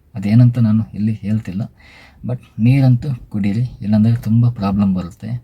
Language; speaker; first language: Kannada; native; Kannada